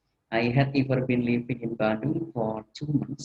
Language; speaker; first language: English; non-native, fluent; Indonesian